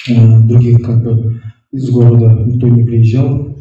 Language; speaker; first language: Russian; non-native, local second language; Kazakh